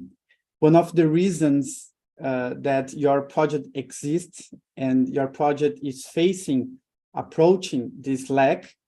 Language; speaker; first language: English; non-native, fluent; Portuguese